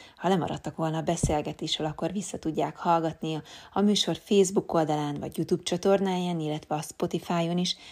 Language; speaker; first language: Hungarian; native; Hungarian